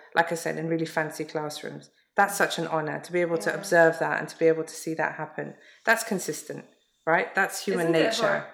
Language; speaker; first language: English; native; English